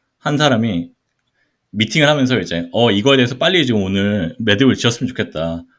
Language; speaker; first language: Korean; native; Korean